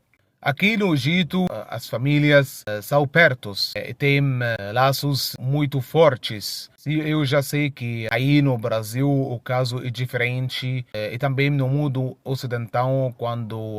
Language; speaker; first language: Portuguese; non-native, fluent; Arabic